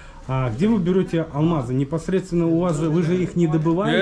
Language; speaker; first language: Russian; native; Russian